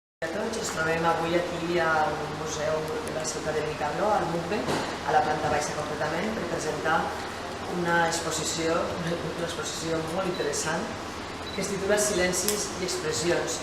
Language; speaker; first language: Catalan; native; Catalan